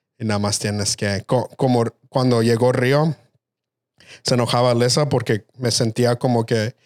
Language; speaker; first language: Spanish; early bilingual, heritage; Spanish